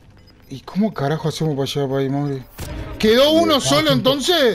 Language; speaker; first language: Spanish; native; Spanish